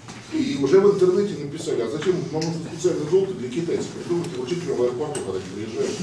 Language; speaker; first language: Russian; native; Russian